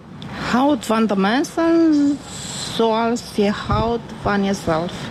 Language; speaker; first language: Dutch; non-native, learner; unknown